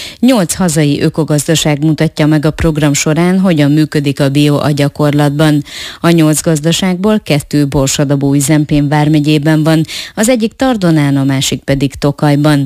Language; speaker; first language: Hungarian; native; Hungarian